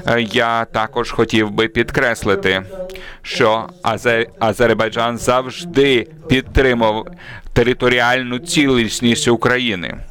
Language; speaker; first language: Ukrainian; non-native, fluent; Azerbaijani